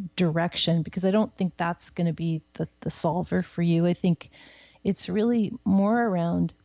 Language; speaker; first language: English; native; English